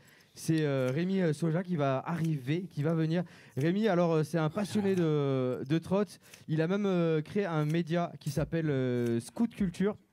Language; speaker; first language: French; native; French